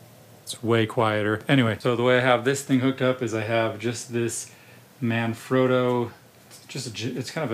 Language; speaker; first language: English; native; English